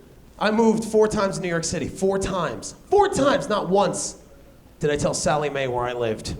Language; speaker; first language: English; native; English